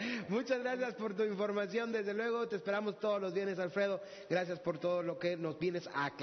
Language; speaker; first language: Spanish; native; Spanish